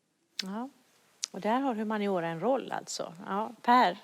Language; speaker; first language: Swedish; native; Swedish